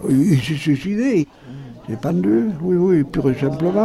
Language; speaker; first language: French; native; French